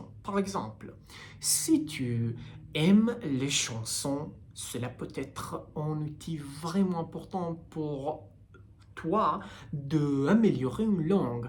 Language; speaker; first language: French; non-native, learner; Persian